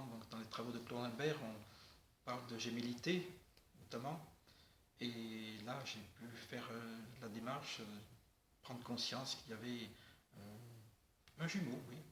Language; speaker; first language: French; native; French